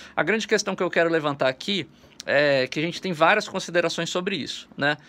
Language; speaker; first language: Portuguese; native; Portuguese